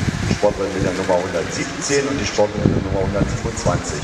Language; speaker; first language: German; native; German